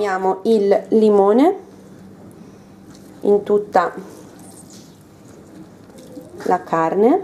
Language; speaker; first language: Italian; native; Italian